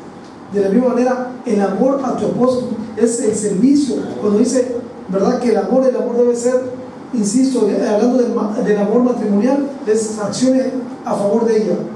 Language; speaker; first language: Spanish; native; Spanish